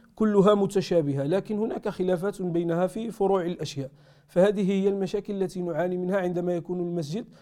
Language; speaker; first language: Arabic; native; Arabic